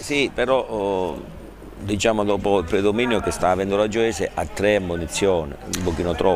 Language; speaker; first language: Italian; native; Italian